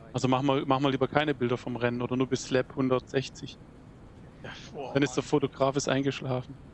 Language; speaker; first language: German; native; German